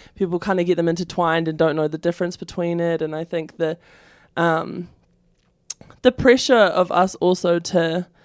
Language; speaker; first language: English; native; English